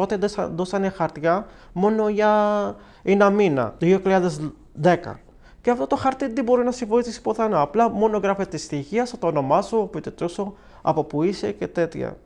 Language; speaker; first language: Greek; non-native, fluent; Arabic